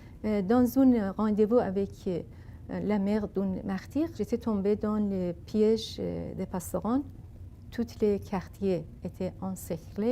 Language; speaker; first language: French; non-native, fluent; Persian